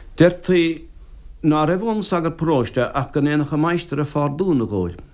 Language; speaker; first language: Irish; native; Irish